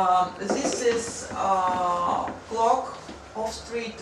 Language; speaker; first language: English; non-native, learner; Russian